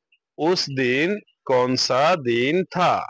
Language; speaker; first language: Hindi; non-native, learner; Bangla